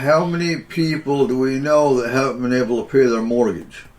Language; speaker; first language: English; native; English